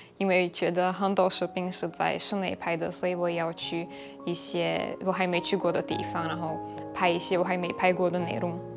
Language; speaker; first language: Chinese; non-native, fluent; Slovak